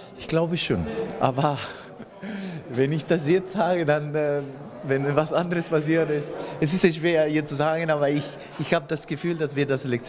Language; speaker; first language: German; non-native, fluent; Spanish